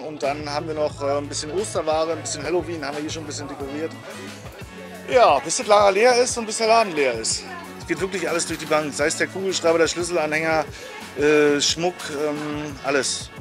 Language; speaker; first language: German; native; German